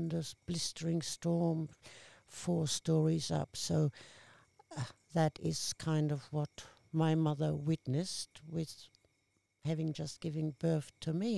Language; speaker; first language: English; non-native, fluent; German